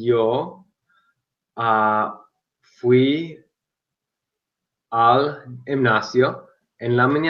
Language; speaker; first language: Spanish; non-native, learner; English